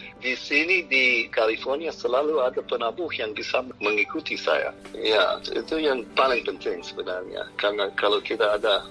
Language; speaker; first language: Indonesian; non-native, fluent; English